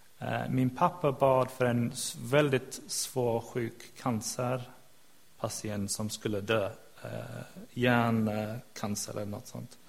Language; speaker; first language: Swedish; non-native, fluent; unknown